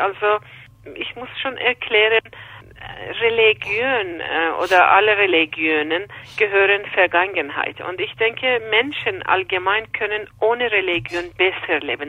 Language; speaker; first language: German; non-native, fluent; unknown